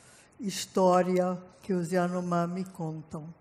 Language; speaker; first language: Portuguese; non-native, fluent; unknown